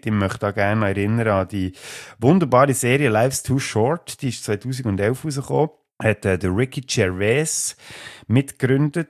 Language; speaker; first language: German; native; German